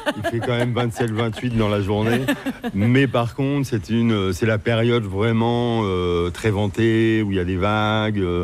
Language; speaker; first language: French; native; French